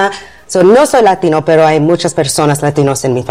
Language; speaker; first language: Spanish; non-native, learner; English